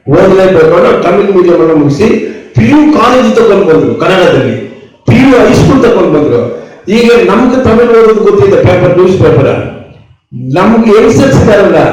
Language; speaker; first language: Kannada; non-native, local second language; Tamil